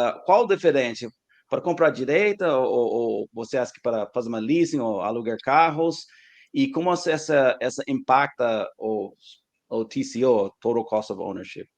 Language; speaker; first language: Portuguese; non-native, learner; English